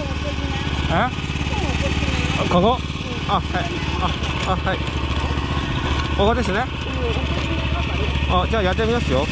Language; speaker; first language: Japanese; non-native, learner; Chinese